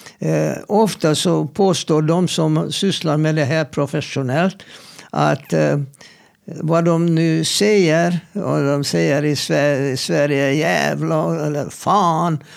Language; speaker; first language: Swedish; non-native, fluent; Hungarian